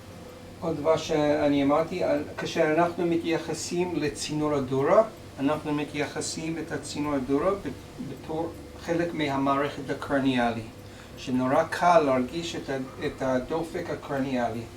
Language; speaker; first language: Hebrew; non-native, fluent; English